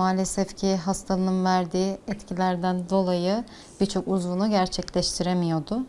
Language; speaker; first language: Turkish; native; Turkish